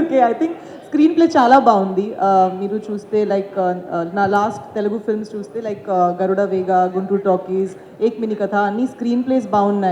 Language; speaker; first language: Telugu; non-native, learner; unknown